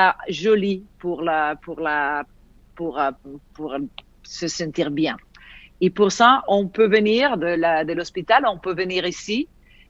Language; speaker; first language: French; non-native, fluent; Italian